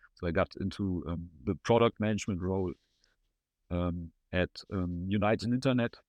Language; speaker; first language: English; non-native, fluent; German